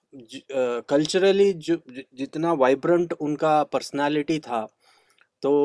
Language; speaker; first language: Hindi; non-native, local second language; Kannada